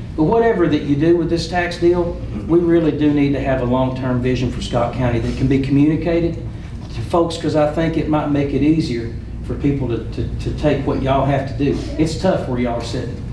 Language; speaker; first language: English; native; English